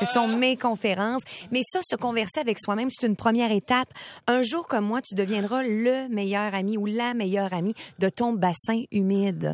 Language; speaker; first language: French; native; French